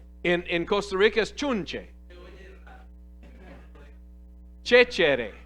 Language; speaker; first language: Spanish; non-native, fluent; English